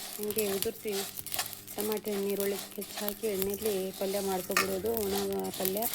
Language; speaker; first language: Kannada; non-native, local second language; Urdu